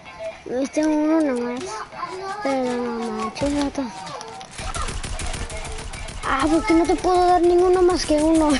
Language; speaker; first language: Spanish; native; Spanish